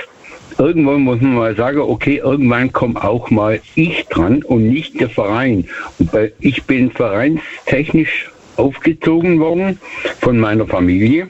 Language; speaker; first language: German; native; German